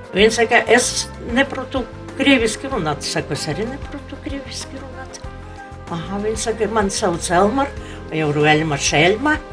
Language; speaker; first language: Latvian; non-native, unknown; Ukrainian